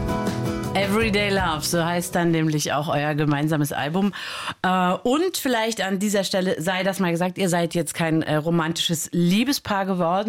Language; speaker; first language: German; native; German